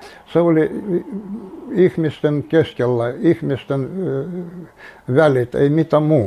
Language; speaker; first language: Finnish; non-native, learner; Russian